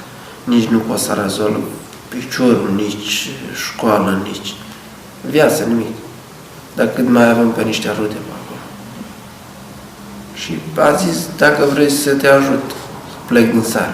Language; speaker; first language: Romanian; non-native, learner; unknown